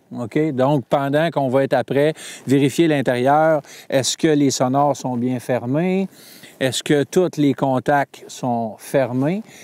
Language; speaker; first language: French; native; French